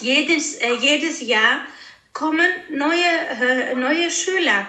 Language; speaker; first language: German; early bilingual, other home language; Greek